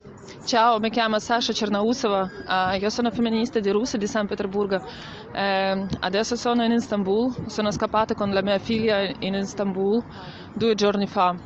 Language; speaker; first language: Italian; non-native, learner; Russian